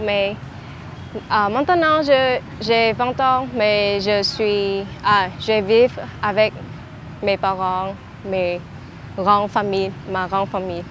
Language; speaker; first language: French; non-native, learner; Vietnamese